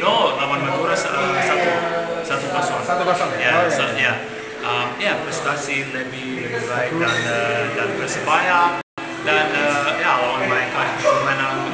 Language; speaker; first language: Indonesian; non-native, learner; Bosnian